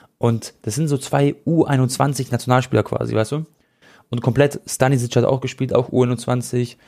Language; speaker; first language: German; early bilingual, other home language; Croatian